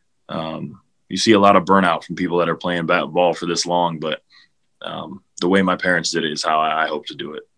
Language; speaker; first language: English; native; English